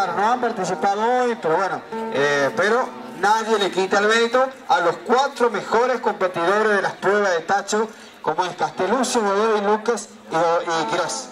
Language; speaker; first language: Spanish; native; Spanish